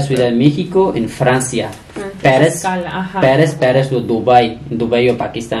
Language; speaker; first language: Spanish; non-native, learner; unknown